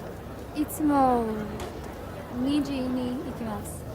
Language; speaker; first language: Japanese; non-native, learner; English